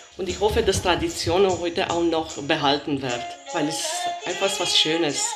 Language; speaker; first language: German; non-native, fluent; Romanian